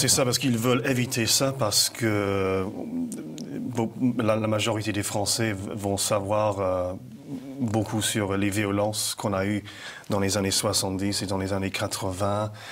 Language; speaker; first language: French; non-native, fluent; English